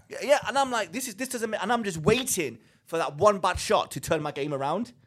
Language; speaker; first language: English; non-native, fluent; Greek